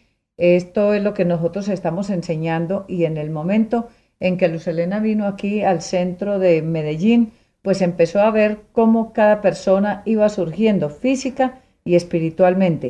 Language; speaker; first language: Spanish; native; Spanish